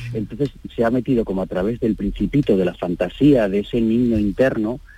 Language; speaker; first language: Spanish; native; Spanish